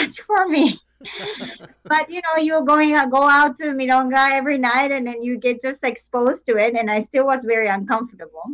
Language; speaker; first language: English; non-native, fluent; Japanese